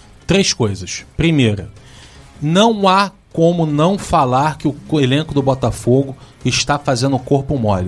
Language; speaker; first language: Portuguese; native; Portuguese